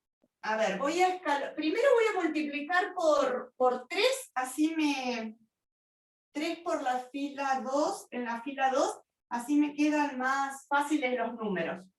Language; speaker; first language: Spanish; native; Spanish